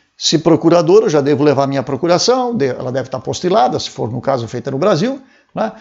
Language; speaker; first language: Portuguese; native; Portuguese